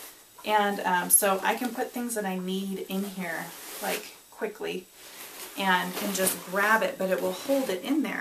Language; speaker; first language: English; native; English